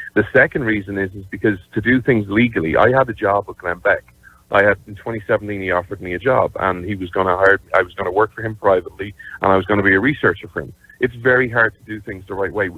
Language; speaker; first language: English; native; English